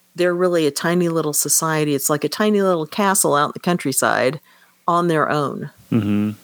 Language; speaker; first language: English; native; English